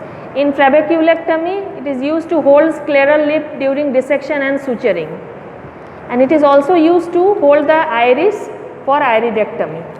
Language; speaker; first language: English; non-native, local second language; Bangla